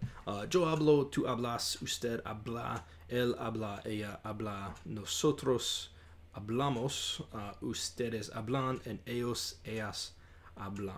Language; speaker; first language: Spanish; non-native, learner; English